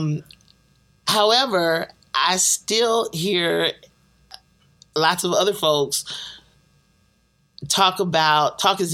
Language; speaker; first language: English; native; English